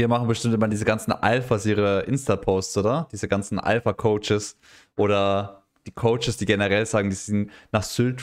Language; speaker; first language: German; native; German